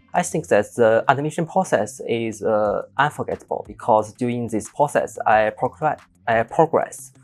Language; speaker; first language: English; non-native, learner; Chinese